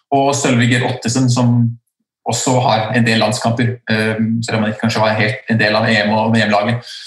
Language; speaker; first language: Norwegian; early bilingual, other home language; Icelandic